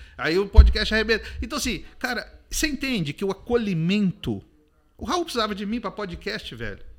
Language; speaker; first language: Portuguese; native; Portuguese